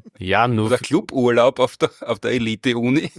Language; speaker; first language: German; native; German